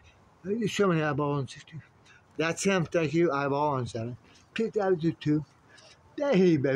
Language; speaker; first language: English; native; English